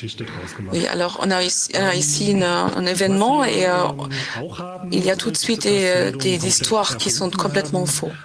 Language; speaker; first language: French; non-native, fluent; German